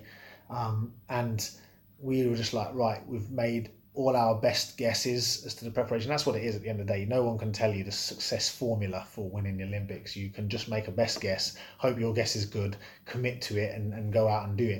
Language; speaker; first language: English; native; English